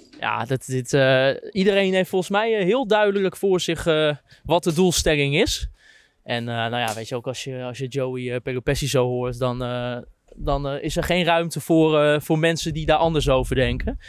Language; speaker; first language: Dutch; native; Dutch